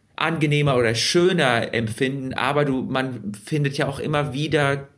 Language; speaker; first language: German; early bilingual, other home language; Russian